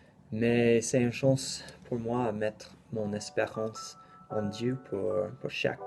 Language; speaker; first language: French; non-native, learner; English